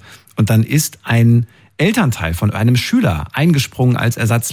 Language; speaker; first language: German; native; German